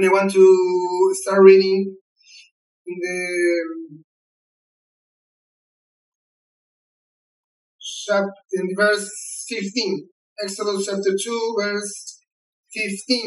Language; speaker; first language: English; non-native, learner; Spanish